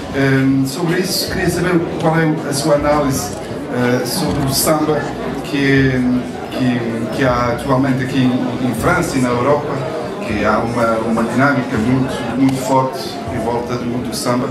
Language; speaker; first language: Portuguese; early bilingual, heritage; Portuguese